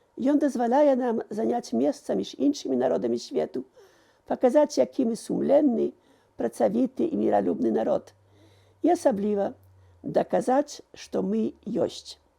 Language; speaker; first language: Belarusian; early bilingual, heritage; Belarusian